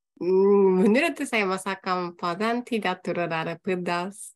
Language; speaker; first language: Indonesian; non-native, learner; Japanese